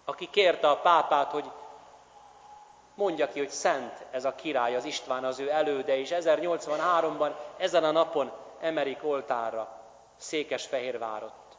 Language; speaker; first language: Hungarian; native; Hungarian